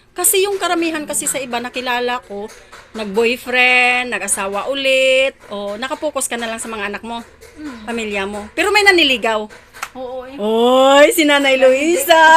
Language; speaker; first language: Filipino; native; Filipino